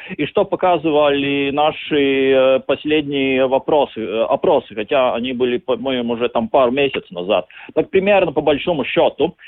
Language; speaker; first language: Russian; non-native, local second language; Latvian